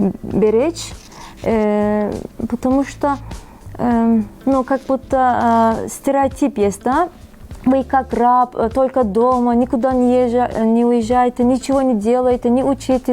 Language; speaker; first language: Russian; non-native, fluent; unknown